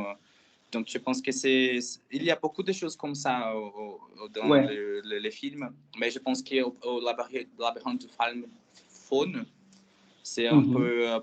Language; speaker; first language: French; non-native, fluent; Portuguese